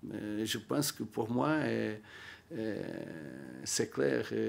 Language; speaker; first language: French; non-native, learner; Portuguese